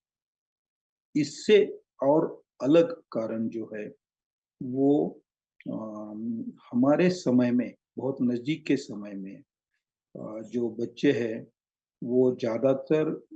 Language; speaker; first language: Hindi; non-native, local second language; Marathi